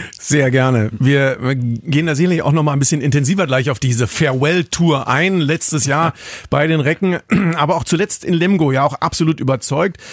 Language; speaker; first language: German; native; German